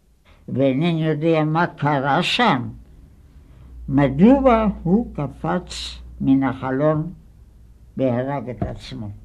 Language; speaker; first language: Hebrew; non-native, fluent; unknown